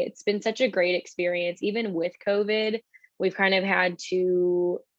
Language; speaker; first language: English; native; English